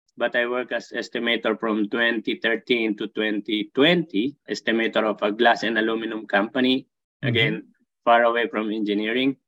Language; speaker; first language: English; non-native, local second language; Filipino